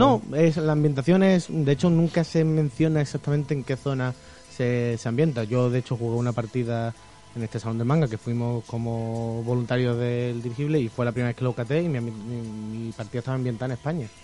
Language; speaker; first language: Spanish; native; Spanish